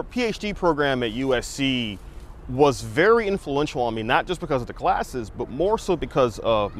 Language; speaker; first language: English; native; English